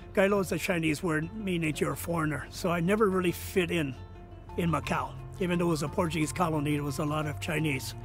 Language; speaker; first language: English; early bilingual, other home language; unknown